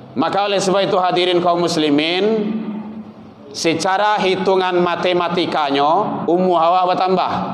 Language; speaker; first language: Malay; non-native, local second language; Minangkabau